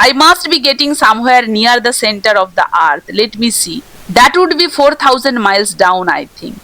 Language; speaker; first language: English; non-native, local second language; Bangla